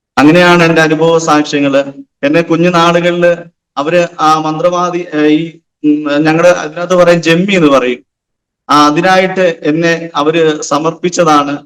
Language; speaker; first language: Malayalam; non-native, local second language; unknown